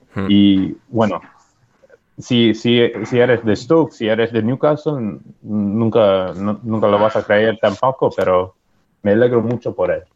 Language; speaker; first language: Spanish; non-native, fluent; English